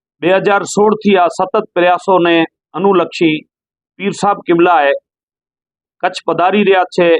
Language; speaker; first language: Gujarati; native; Gujarati